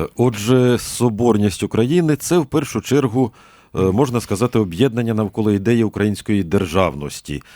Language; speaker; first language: Ukrainian; native; Ukrainian